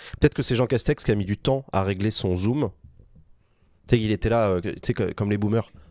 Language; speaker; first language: French; native; French